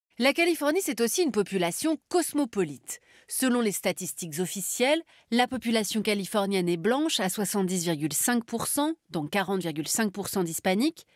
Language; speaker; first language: French; native; French